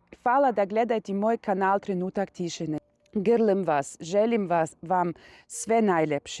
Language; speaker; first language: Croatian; non-native, learner; Russian